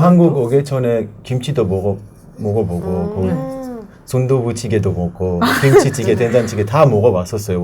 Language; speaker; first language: Korean; non-native, learner; Persian